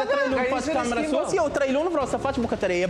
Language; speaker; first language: Romanian; non-native, learner; Arabic